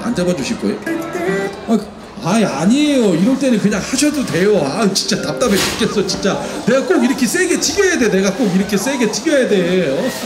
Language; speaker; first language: Korean; native; Korean